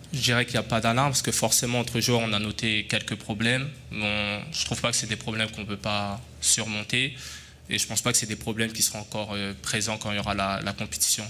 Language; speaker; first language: French; native; French